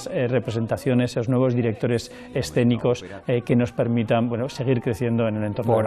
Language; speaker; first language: Spanish; native; Spanish